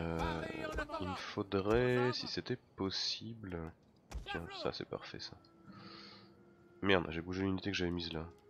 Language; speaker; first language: French; native; French